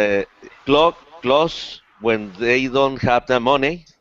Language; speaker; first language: English; non-native, learner; Spanish